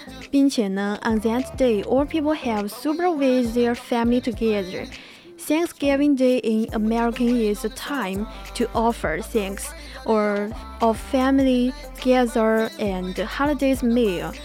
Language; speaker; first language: English; non-native, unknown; Chinese